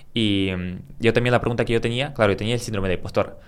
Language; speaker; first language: Spanish; early bilingual, other home language; Russian